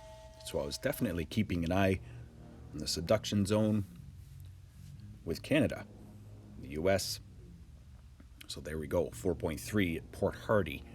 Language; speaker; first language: English; native; English